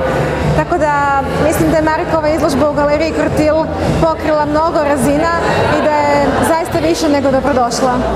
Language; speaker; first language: Croatian; native; Croatian